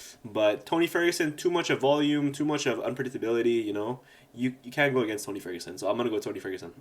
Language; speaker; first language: English; native; English